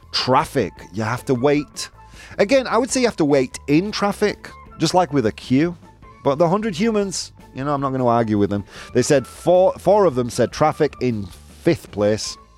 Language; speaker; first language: English; native; English